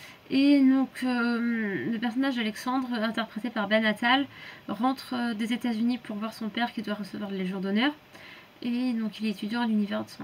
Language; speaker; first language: French; native; French